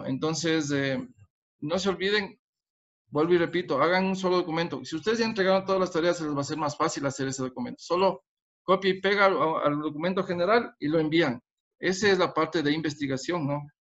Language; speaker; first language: Spanish; native; Spanish